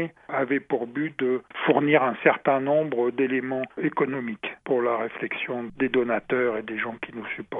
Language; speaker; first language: French; native; French